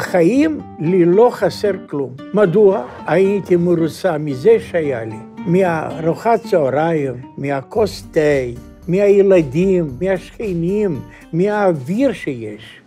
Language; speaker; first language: Hebrew; non-native, fluent; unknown